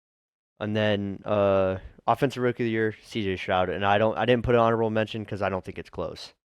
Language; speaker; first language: English; native; English